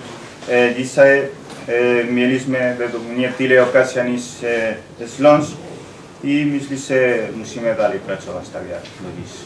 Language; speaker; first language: Polish; non-native, learner; Spanish